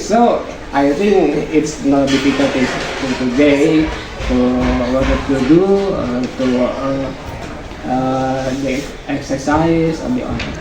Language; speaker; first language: English; non-native, learner; Indonesian